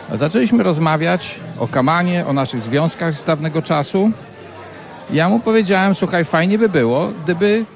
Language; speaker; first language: Polish; native; Polish